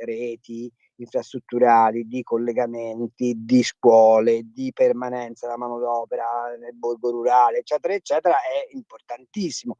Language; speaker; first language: Italian; native; Italian